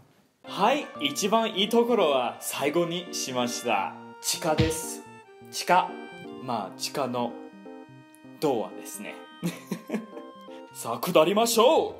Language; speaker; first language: Japanese; non-native, fluent; English